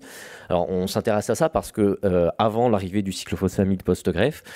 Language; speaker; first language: French; native; French